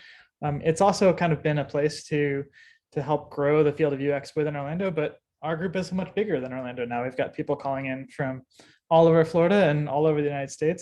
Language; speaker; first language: English; native; English